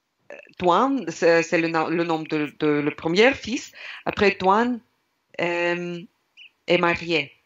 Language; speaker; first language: French; non-native, learner; Russian